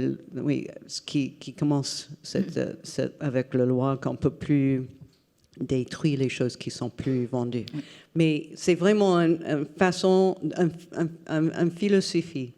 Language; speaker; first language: French; non-native, fluent; English